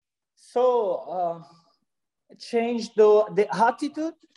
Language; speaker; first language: English; non-native, learner; Italian